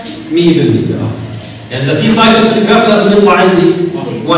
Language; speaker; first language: Arabic; native; Arabic